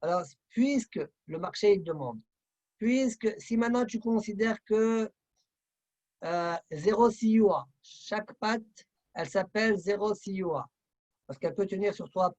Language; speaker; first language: French; native; French